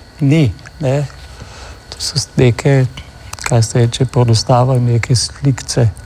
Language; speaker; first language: Slovenian; native; Slovenian